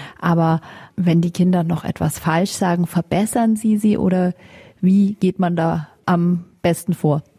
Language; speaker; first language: German; native; German